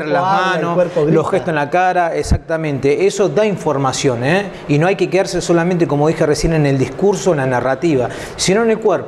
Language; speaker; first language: Spanish; native; Spanish